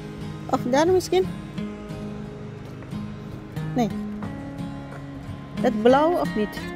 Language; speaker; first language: Dutch; non-native, learner; Indonesian